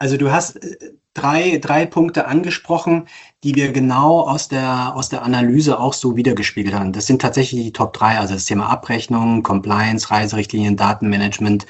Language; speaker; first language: German; native; German